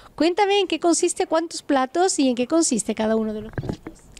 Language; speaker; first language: Spanish; native; Spanish